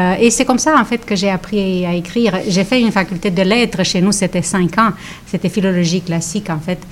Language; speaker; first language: French; non-native, fluent; Romanian